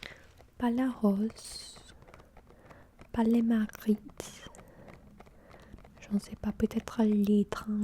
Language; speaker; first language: French; non-native, fluent; English